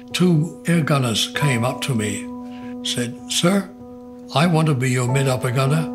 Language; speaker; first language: English; native; English